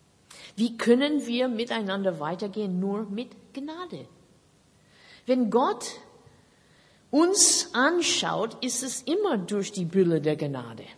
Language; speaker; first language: German; non-native, fluent; English